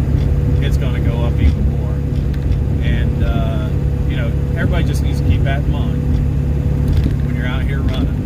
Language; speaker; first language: English; native; English